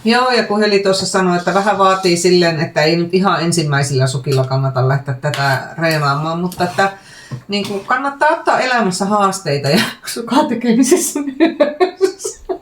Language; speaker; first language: Finnish; native; Finnish